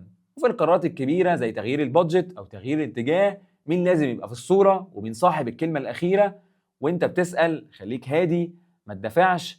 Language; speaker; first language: Arabic; native; Arabic